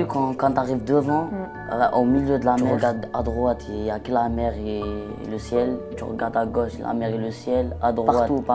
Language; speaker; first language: French; non-native, local second language; Arabic